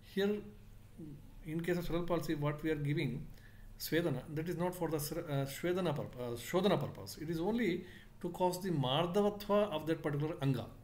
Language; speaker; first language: English; non-native, local second language; Kannada